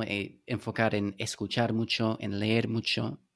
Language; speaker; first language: Spanish; non-native, fluent; English